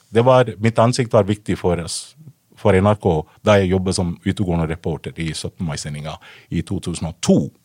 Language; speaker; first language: Norwegian; non-native, fluent; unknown